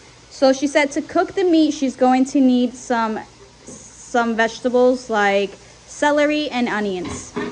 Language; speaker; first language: English; early bilingual, other home language; Spanish